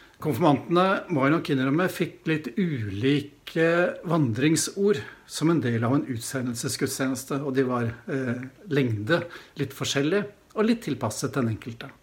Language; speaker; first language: Norwegian; native; Norwegian